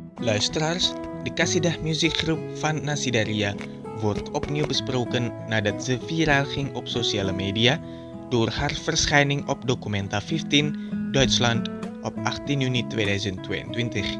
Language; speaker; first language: Dutch; non-native, fluent; Indonesian